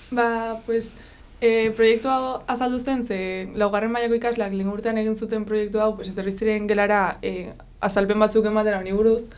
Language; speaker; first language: Basque; non-native, local second language; Spanish